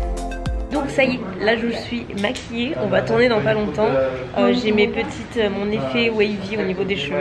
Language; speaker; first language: French; native; French